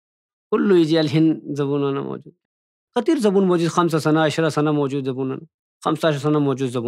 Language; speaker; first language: Arabic; non-native, learner; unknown